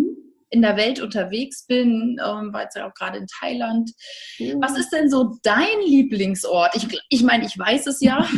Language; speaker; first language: German; native; German